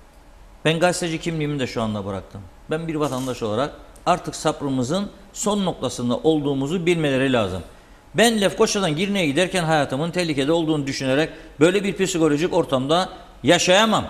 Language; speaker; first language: Turkish; native; Turkish